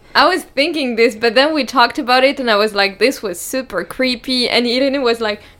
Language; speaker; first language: English; non-native, fluent; French